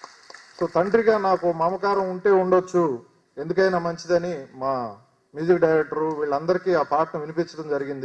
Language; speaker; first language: Telugu; native; Telugu